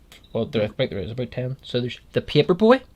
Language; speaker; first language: English; native; English